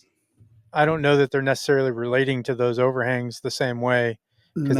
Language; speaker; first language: English; native; English